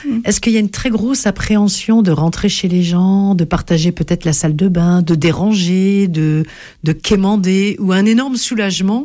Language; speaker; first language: French; native; French